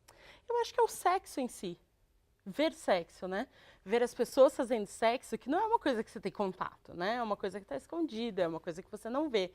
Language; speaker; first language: Portuguese; native; Portuguese